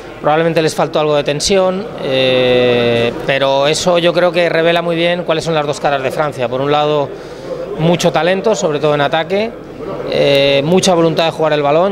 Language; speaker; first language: Spanish; native; Spanish